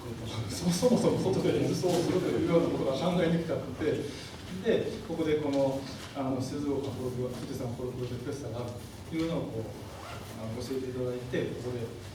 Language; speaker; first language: Japanese; native; Japanese